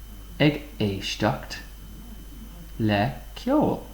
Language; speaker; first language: Irish; non-native, local second language; English